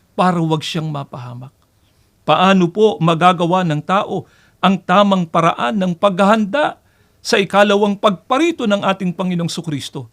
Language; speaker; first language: Filipino; native; Filipino